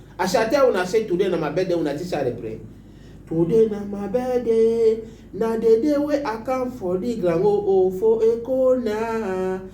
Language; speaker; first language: Nigerian Pidgin; native; Nigerian Pidgin